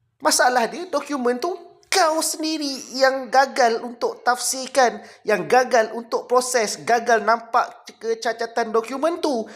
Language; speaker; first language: Malay; native; Malay